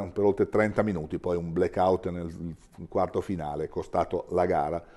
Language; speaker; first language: Italian; native; Italian